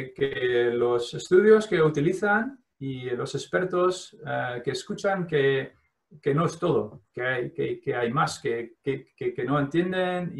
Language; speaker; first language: Spanish; non-native, fluent; Dutch